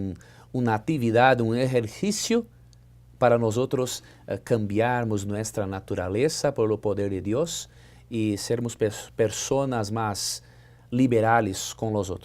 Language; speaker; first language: Spanish; non-native, fluent; Portuguese